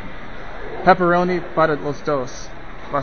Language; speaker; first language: Spanish; non-native, learner; English